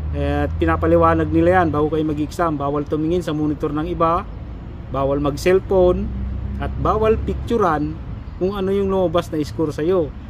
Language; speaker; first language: Filipino; native; Filipino